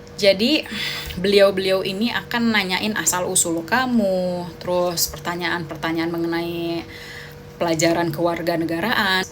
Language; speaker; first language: Indonesian; native; Indonesian